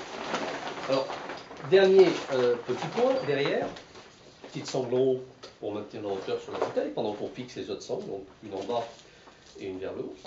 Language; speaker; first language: French; native; French